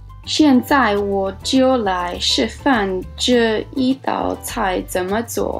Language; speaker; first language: Chinese; non-native, learner; English